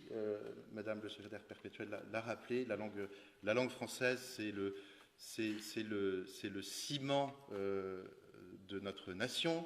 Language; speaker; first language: French; native; French